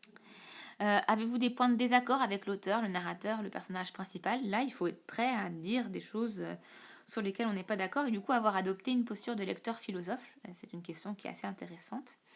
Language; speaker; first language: French; native; French